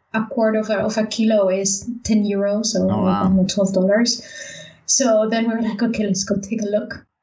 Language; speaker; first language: English; non-native, fluent; Spanish